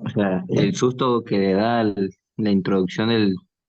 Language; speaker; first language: Spanish; native; Spanish